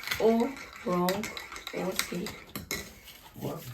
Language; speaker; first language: French; non-native, learner; Thai